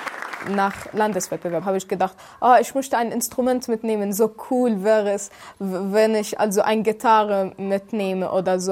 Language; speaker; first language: German; non-native, fluent; Arabic